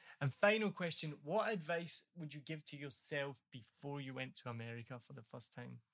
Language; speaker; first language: English; native; English